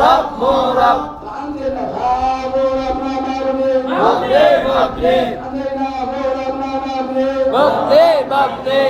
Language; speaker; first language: Arabic; non-native, learner; Bangla